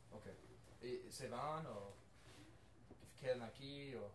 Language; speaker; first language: Spanish; non-native, learner; English